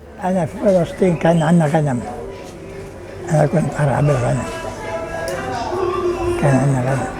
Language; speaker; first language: Arabic; native; Arabic